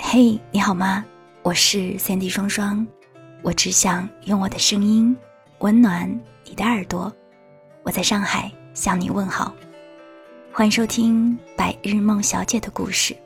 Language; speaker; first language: Chinese; native; Chinese